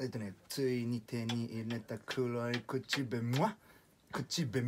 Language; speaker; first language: Japanese; native; Japanese